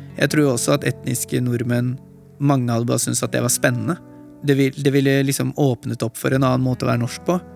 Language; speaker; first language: Norwegian; early bilingual, other home language; Gujarati